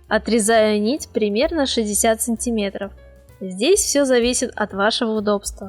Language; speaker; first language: Russian; native; Russian